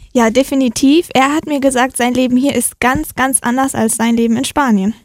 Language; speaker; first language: German; native; German